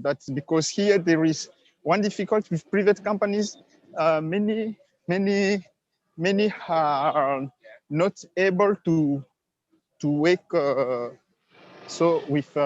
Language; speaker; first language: English; non-native, learner; Swahili